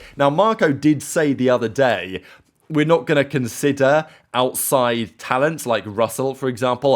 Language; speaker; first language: English; native; English